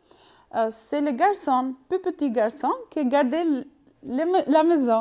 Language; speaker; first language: French; non-native, learner; Albanian